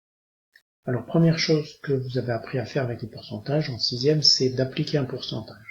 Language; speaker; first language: French; native; French